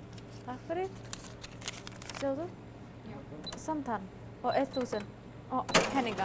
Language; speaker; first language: Icelandic; non-native, learner; Vietnamese